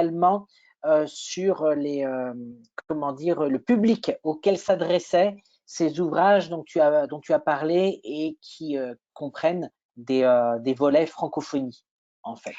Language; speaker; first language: French; native; French